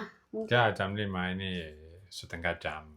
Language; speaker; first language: Indonesian; non-native, learner; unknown